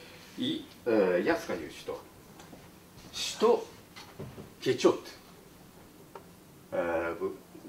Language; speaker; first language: Russian; non-native, learner; Japanese